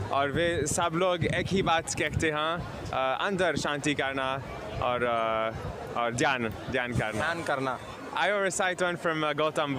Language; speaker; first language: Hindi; non-native, learner; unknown